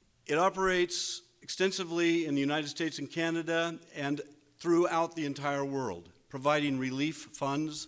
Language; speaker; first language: English; native; English